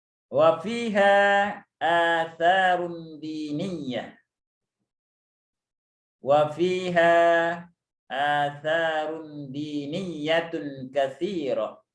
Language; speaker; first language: Arabic; non-native, fluent; Indonesian